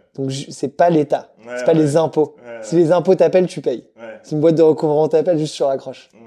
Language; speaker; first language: French; native; French